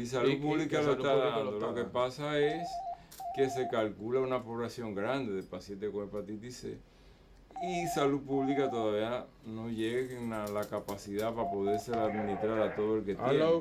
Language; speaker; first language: Spanish; native; Spanish